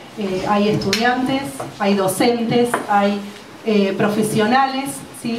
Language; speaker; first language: Spanish; native; Spanish